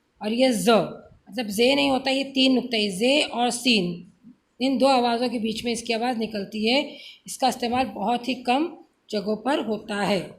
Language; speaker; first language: Urdu; native; Urdu